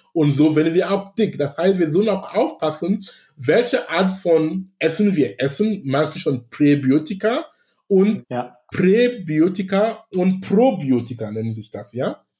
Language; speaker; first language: German; non-native, fluent; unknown